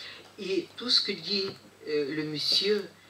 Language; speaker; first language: French; non-native, fluent; Russian